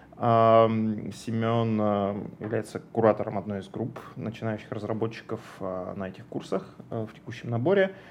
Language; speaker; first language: Russian; native; Russian